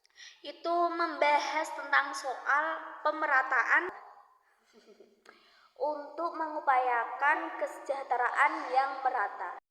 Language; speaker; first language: Indonesian; native; Indonesian